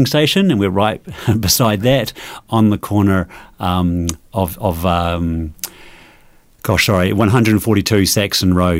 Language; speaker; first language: English; native; English